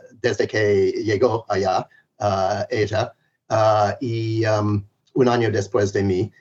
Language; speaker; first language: Spanish; non-native, fluent; English